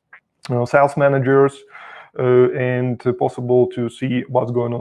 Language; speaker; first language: English; non-native, fluent; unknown